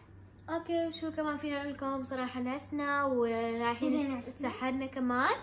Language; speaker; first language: Arabic; native; Arabic